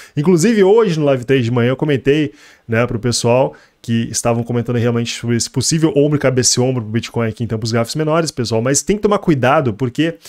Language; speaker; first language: Portuguese; native; Portuguese